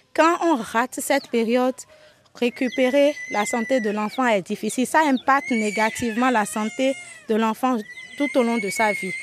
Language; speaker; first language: French; non-native, local second language; Fon